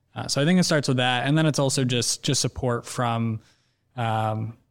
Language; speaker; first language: English; native; English